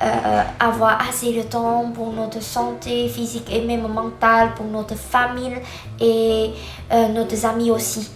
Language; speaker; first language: French; non-native, learner; Vietnamese